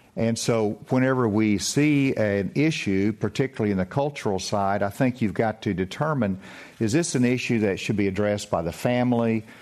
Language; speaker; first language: English; native; English